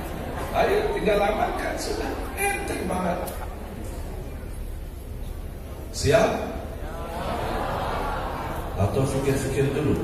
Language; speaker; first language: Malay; non-native, fluent; Arabic